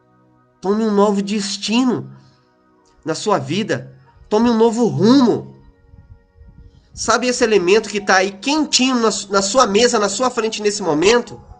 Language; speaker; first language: Portuguese; native; Portuguese